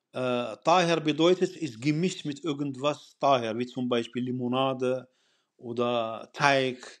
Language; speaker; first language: German; non-native, fluent; Arabic